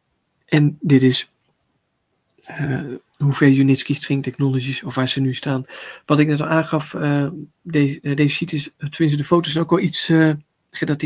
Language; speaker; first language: Dutch; native; Dutch